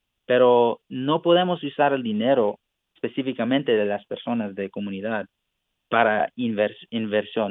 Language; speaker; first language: Spanish; non-native, fluent; English